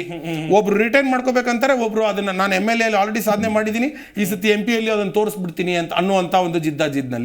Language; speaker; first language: Kannada; native; Kannada